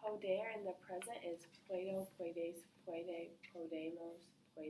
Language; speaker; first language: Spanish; non-native, learner; English